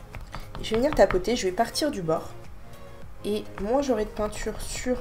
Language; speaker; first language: French; native; French